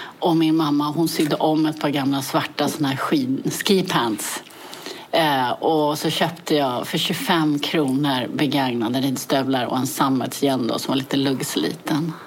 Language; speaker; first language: Swedish; early bilingual, other home language; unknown